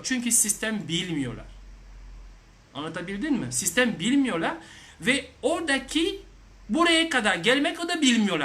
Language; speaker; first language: Turkish; non-native, learner; French